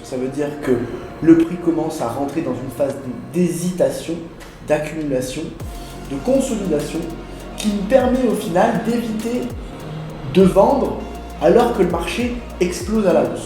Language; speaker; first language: French; native; French